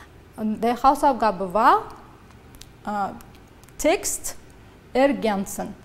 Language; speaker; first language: German; non-native, fluent; Uzbek